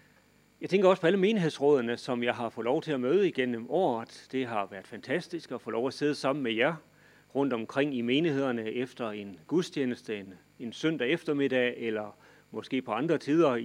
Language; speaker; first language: Danish; native; Danish